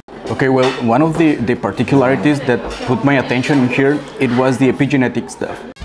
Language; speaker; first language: English; non-native, fluent; Spanish